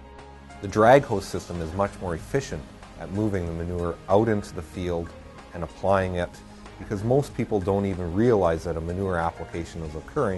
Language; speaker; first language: English; native; English